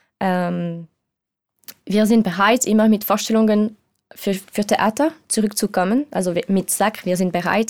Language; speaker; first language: German; non-native, learner; French